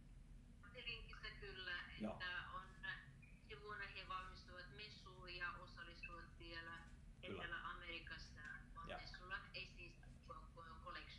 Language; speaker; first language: Finnish; non-native, learner; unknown